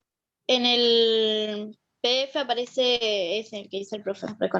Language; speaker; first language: Spanish; native; Spanish